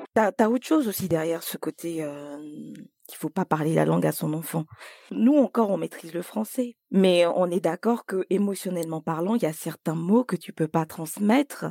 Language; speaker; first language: French; native; French